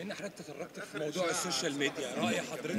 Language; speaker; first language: Arabic; native; Arabic